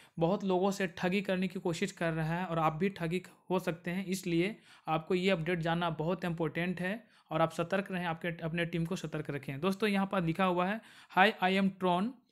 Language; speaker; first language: Hindi; native; Hindi